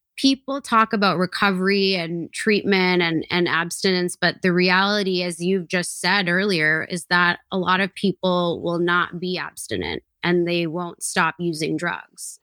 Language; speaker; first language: English; native; English